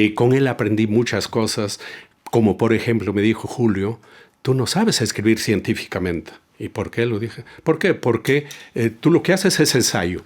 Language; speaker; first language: Spanish; native; Spanish